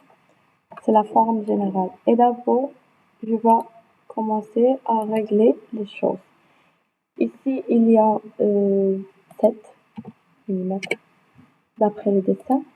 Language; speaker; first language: French; non-native, local second language; Arabic